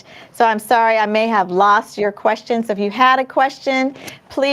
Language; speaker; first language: English; native; English